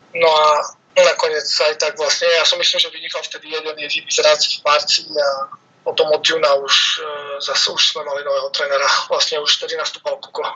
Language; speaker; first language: Slovak; native; Slovak